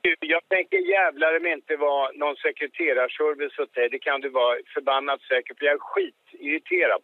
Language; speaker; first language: Swedish; native; Swedish